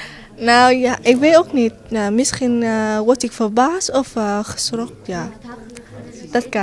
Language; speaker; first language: Dutch; non-native, local second language; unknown